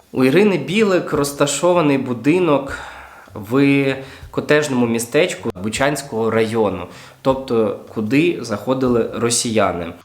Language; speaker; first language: Ukrainian; non-native, local second language; Russian